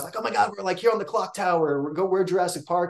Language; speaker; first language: English; native; English